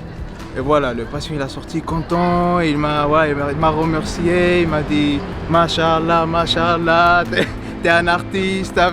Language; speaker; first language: French; non-native, fluent; Spanish